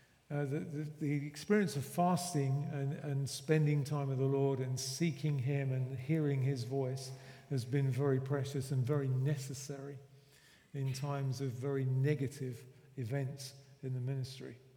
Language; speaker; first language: English; native; English